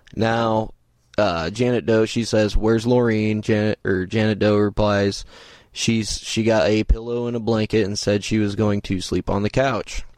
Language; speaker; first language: English; native; English